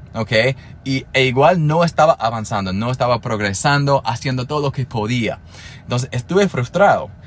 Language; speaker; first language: Spanish; non-native, fluent; English